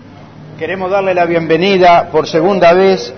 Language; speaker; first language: Spanish; native; Spanish